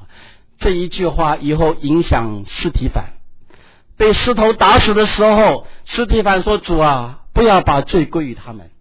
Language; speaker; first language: Chinese; native; Chinese